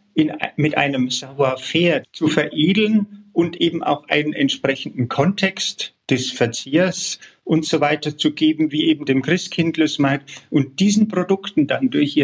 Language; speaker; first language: German; native; German